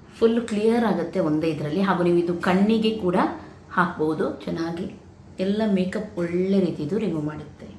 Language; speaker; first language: Kannada; native; Kannada